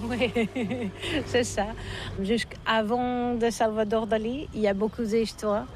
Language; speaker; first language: French; non-native, fluent; Catalan